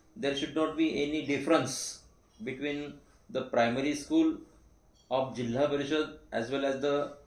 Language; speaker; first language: English; non-native, local second language; Marathi